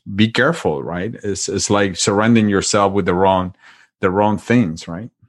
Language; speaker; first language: English; non-native, fluent; Spanish